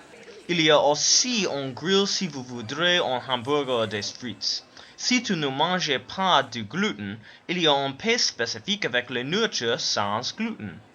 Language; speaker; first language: French; non-native, learner; English